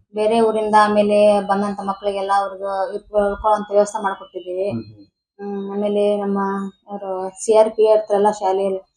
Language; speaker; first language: Kannada; native; Kannada